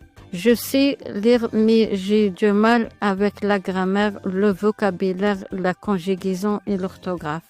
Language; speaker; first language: French; non-native, local second language; Arabic